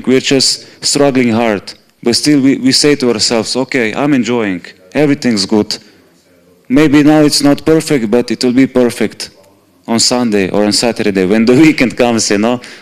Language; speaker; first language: English; non-native, fluent; Slovenian